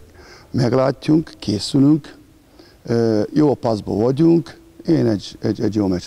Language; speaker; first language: Hungarian; non-native, learner; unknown